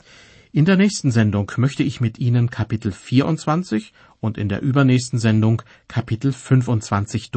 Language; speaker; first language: German; native; German